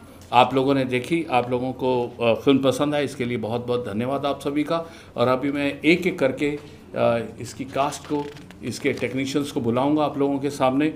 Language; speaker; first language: Hindi; native; Hindi